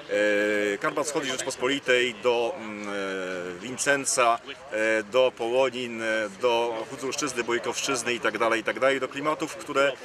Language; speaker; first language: Polish; native; Polish